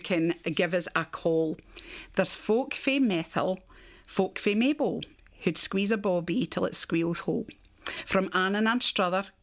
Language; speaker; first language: English; native; English